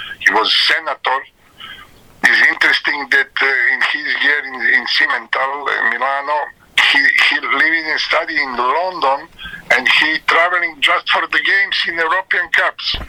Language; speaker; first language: English; non-native, learner; Serbian